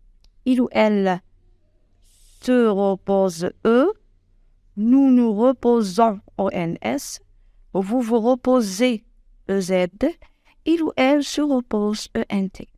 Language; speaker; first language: French; non-native, local second language; Arabic